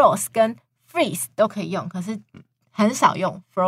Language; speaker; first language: Chinese; native; Chinese